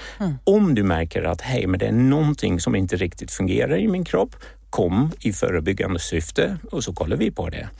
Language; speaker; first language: Swedish; non-native, fluent; Czech